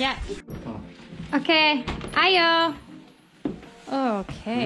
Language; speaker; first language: Indonesian; non-native, learner; English